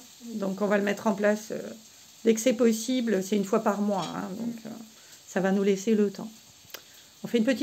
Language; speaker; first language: French; native; French